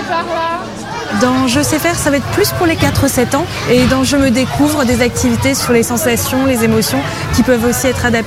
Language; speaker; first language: French; native; French